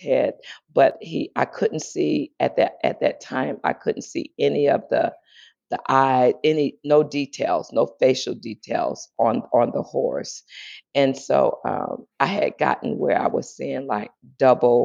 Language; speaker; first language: English; native; English